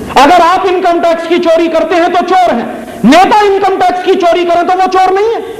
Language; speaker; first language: Hindi; native; Hindi